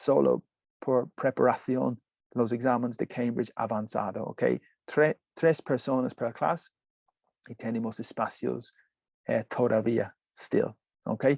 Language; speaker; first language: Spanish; non-native, learner; English